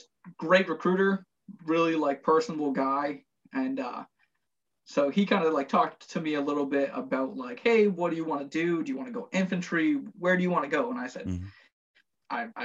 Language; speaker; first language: English; native; English